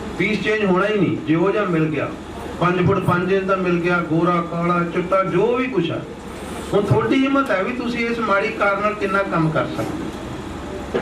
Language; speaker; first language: Punjabi; native; Punjabi